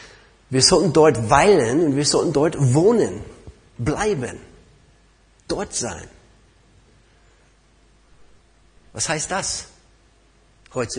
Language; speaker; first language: German; non-native, fluent; English